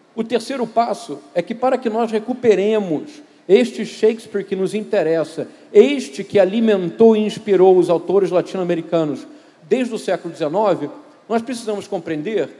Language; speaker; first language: Portuguese; native; Portuguese